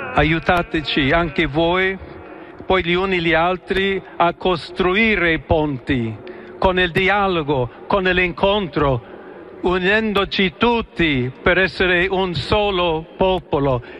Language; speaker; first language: Italian; non-native, fluent; English